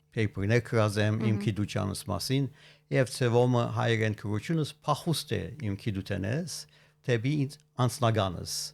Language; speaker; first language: Armenian; early bilingual, heritage; Armenian